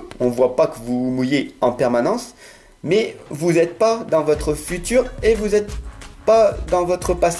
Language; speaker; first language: French; native; French